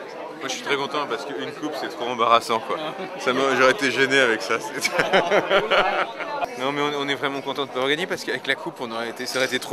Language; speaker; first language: French; native; French